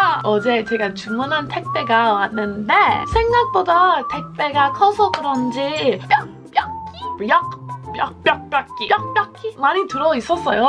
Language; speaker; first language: Korean; non-native, fluent; English